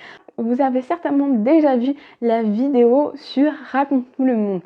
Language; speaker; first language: French; native; French